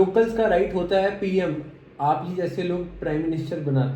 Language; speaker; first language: Hindi; native; Hindi